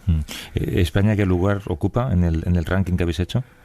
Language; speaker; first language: Spanish; native; Spanish